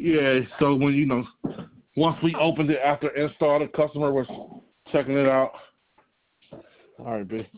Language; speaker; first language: English; native; English